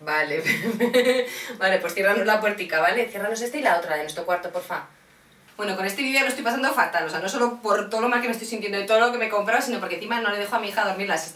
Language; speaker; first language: Spanish; native; Spanish